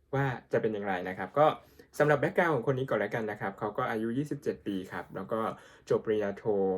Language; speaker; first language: Thai; native; Thai